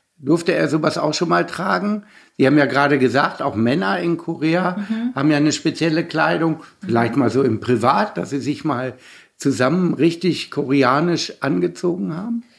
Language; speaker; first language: German; native; German